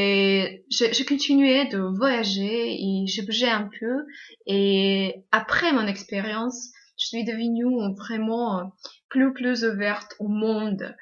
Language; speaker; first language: French; non-native, fluent; Russian